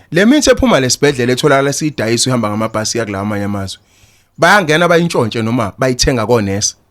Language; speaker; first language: Zulu; native; Zulu